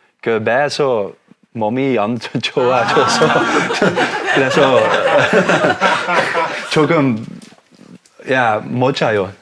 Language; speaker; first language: Korean; non-native, learner; Dutch